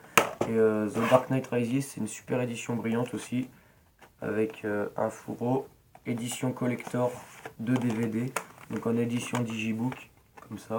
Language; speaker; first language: French; native; French